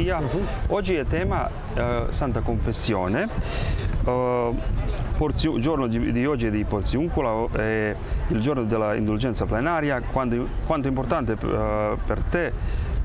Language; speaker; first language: Italian; non-native, fluent; Croatian